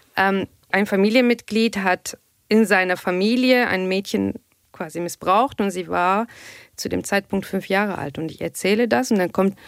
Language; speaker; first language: German; non-native, fluent; Arabic